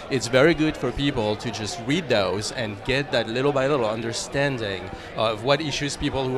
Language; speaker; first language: English; non-native, fluent; French